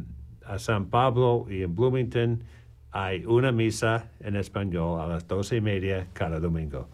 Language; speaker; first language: Spanish; non-native, learner; English